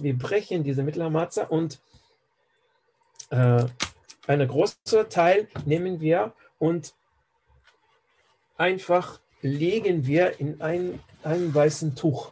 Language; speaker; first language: German; non-native, fluent; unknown